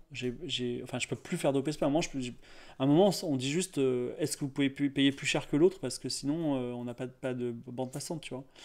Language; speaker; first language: French; native; French